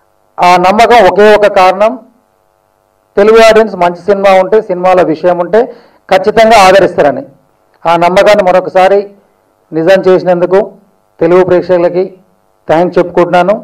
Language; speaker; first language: Telugu; native; Telugu